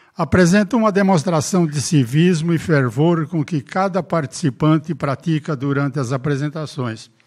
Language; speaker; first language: Portuguese; native; Portuguese